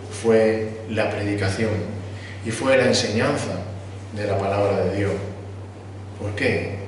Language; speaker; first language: Spanish; native; Spanish